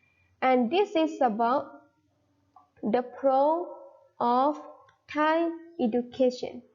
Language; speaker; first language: English; non-native, fluent; Thai